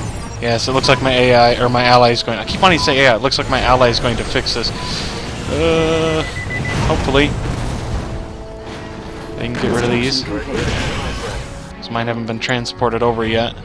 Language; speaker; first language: English; native; English